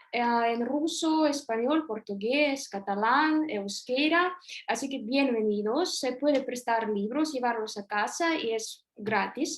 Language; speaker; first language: Spanish; non-native, fluent; Russian